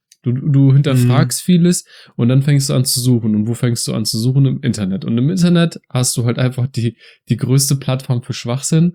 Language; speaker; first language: German; native; German